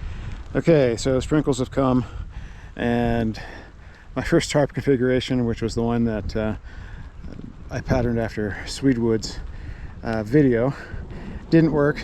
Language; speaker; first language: English; native; English